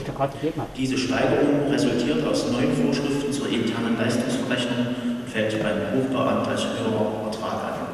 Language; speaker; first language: German; native; German